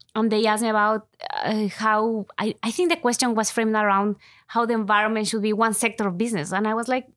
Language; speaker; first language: English; non-native, fluent; Spanish